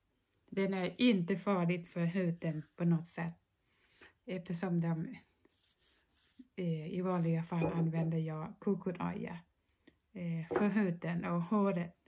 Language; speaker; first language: Swedish; non-native, fluent; Thai